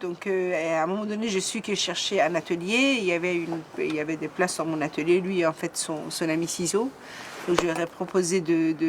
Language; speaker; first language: French; non-native, fluent; Persian